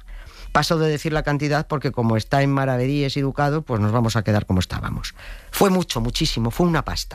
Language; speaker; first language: Spanish; native; Spanish